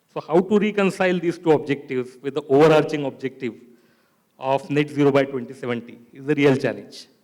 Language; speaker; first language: English; non-native, local second language; Marathi